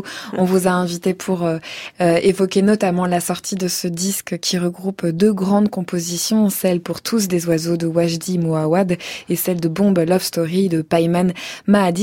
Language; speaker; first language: French; native; French